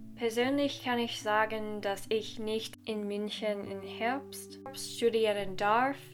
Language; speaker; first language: German; non-native, learner; English